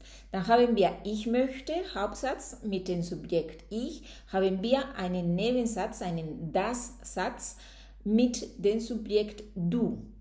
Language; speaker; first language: German; non-native, fluent; Spanish